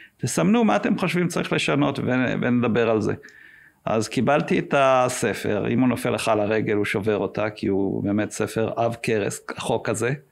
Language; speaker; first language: Hebrew; native; Hebrew